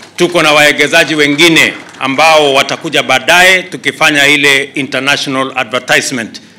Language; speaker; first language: Swahili; non-native, local second language; Kalenjin